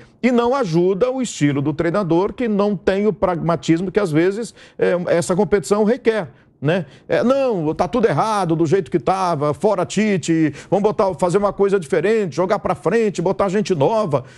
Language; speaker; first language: Portuguese; native; Portuguese